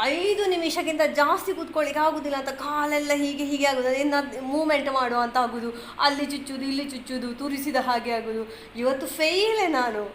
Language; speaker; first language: Kannada; non-native, local second language; Tulu